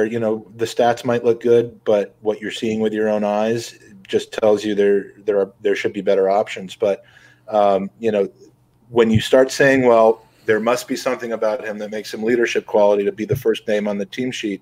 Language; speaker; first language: English; native; English